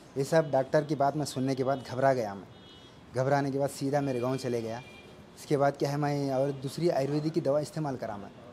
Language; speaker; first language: Hindi; non-native, local second language; Urdu